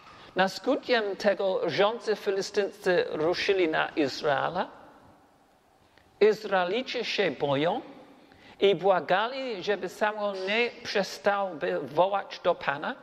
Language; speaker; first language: Polish; non-native, learner; English